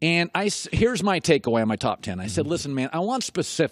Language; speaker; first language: English; native; English